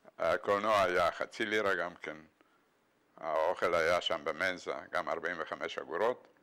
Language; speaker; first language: Hebrew; non-native, fluent; Bulgarian